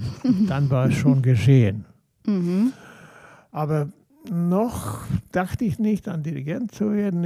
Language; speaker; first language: German; non-native, fluent; Swedish